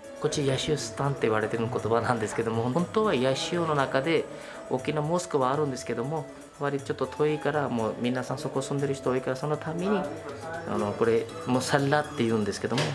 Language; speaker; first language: Japanese; non-native, fluent; Urdu